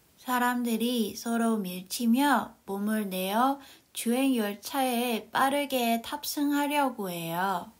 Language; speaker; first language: Korean; non-native, fluent; Cantonese